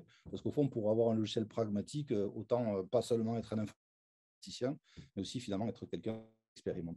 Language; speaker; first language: French; native; French